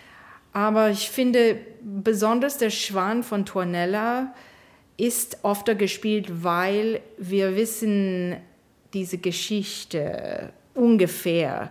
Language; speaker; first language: German; non-native, fluent; English